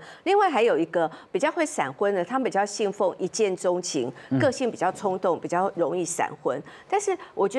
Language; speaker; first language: Chinese; native; Chinese